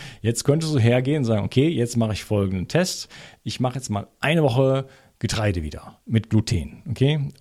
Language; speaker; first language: German; native; German